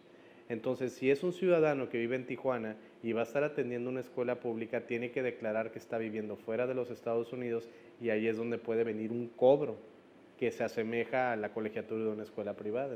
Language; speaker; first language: Spanish; native; Spanish